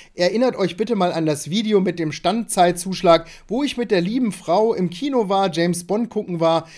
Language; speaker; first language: German; native; German